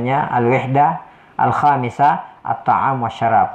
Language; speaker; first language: Arabic; non-native, fluent; Indonesian